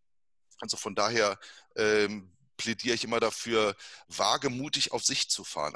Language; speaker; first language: German; native; German